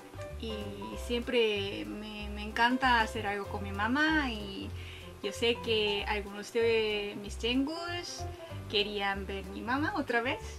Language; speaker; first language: Spanish; non-native, fluent; Korean